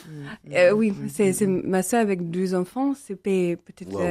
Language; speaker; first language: French; non-native, learner; English